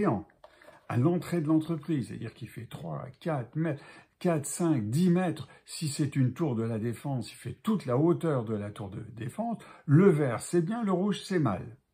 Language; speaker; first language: French; native; French